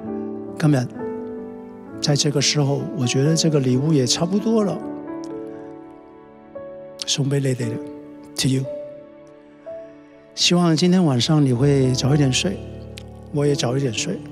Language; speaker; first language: Chinese; non-native, local second language; Cantonese